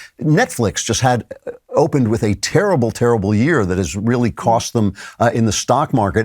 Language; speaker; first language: English; native; English